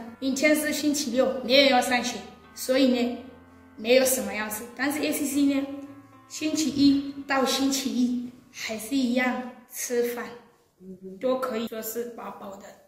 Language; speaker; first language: Chinese; non-native, learner; Southern Sotho